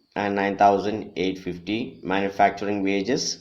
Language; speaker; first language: English; non-native, local second language; Malayalam